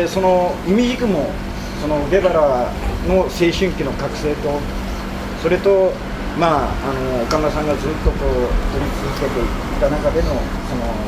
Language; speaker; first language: Japanese; native; Japanese